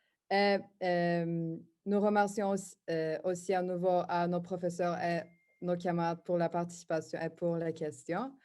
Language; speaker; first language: French; non-native, fluent; Turkish